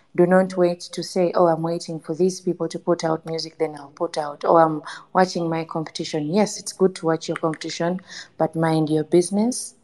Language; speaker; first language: English; non-native, local second language; Ganda